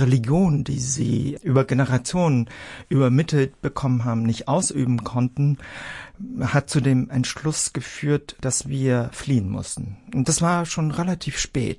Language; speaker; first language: German; early bilingual, other home language; Vietnamese